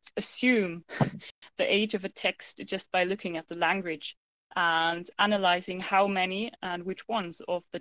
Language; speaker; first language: English; non-native, fluent; German